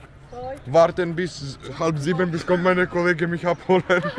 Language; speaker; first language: German; non-native, learner; Slovak